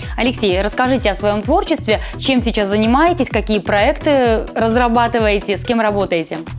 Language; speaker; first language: Russian; native; Russian